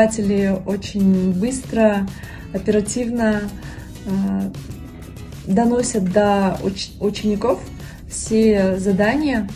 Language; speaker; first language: Russian; native; Russian